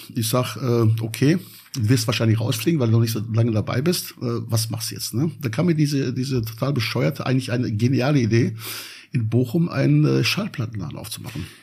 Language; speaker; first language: German; early bilingual, other home language; Turkish